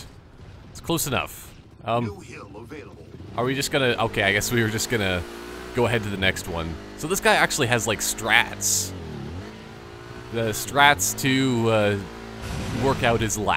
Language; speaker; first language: English; native; English